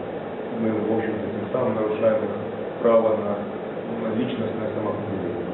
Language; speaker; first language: Russian; native; Russian